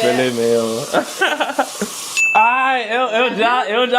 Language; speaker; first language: Portuguese; non-native, learner; English